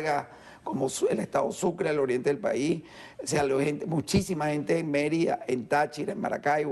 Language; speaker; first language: Spanish; native; Spanish